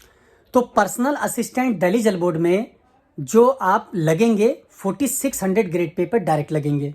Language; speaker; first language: Hindi; native; Hindi